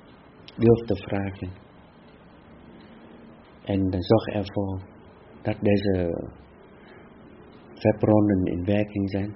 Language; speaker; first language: Dutch; non-native, fluent; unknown